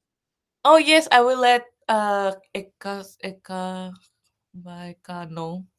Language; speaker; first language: English; non-native, fluent; Japanese